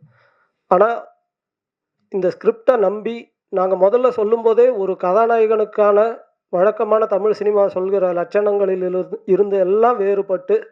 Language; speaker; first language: Tamil; native; Tamil